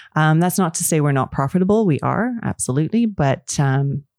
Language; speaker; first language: English; native; English